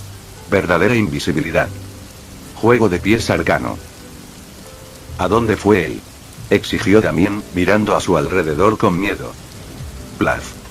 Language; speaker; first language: Spanish; native; Spanish